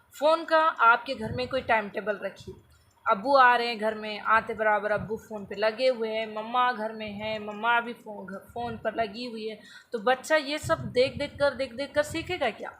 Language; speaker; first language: Urdu; native; Urdu